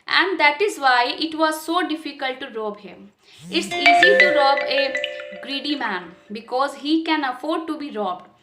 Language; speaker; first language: English; non-native, local second language; Hindi